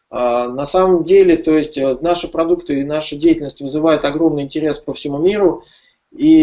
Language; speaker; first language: Russian; native; Russian